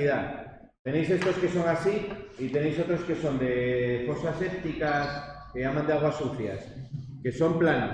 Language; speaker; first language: Spanish; native; Spanish